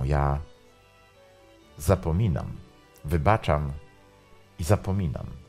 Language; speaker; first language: Polish; native; Polish